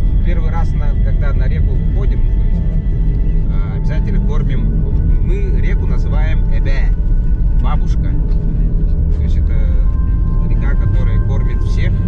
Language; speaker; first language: Russian; non-native, local second language; Yakut